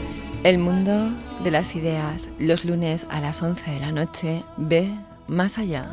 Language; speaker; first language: Spanish; native; Spanish